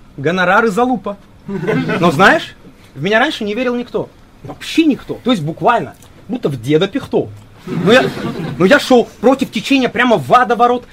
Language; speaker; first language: Russian; early bilingual, heritage; Russian